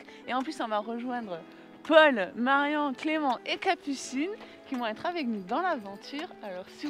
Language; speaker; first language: French; native; French